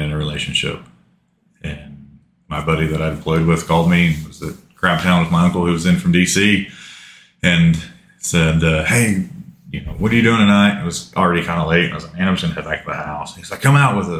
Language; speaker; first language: English; native; English